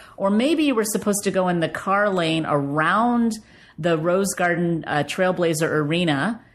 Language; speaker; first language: English; native; English